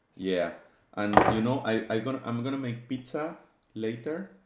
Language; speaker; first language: English; non-native, fluent; Spanish